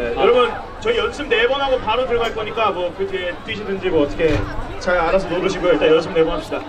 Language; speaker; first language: Korean; native; Korean